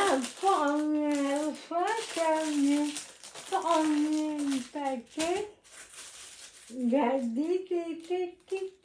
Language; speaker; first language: French; non-native, learner; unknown